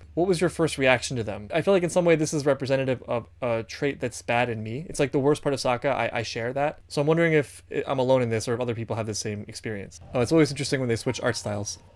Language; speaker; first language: English; native; English